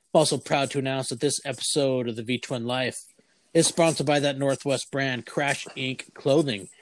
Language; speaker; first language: English; native; English